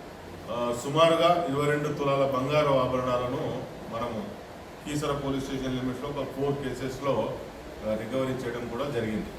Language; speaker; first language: Telugu; native; Telugu